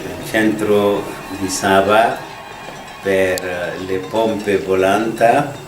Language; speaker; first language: Italian; non-native, fluent; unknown